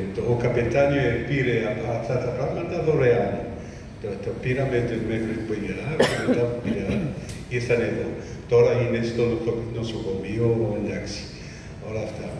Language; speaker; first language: Greek; early bilingual, heritage; French